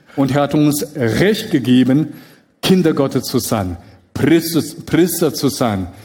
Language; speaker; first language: German; non-native, fluent; Chinese